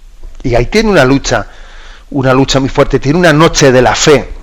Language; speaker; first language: Spanish; native; Spanish